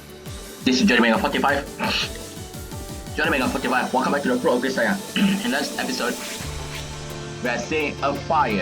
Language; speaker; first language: English; non-native, local second language; Malay